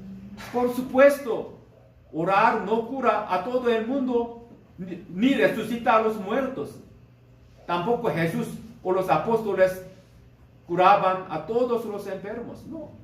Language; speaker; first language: Spanish; non-native, learner; Korean